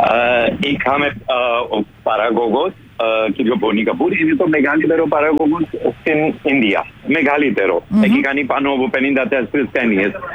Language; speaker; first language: Greek; non-native, learner; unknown